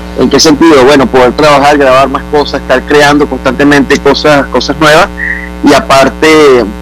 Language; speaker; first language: Spanish; native; Spanish